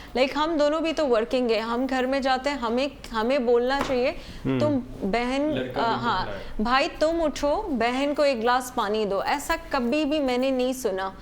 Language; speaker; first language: Urdu; non-native, local second language; Baluchi